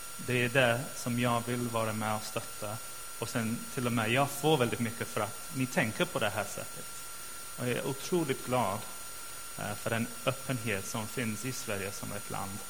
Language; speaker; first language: Swedish; non-native, fluent; English